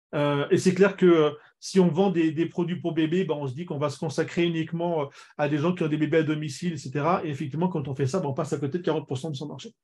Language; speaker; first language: French; native; French